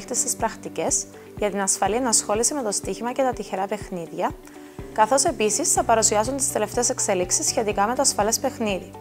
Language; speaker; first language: Greek; native; Greek